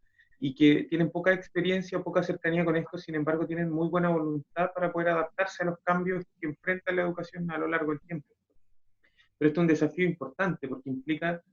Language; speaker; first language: Spanish; native; Spanish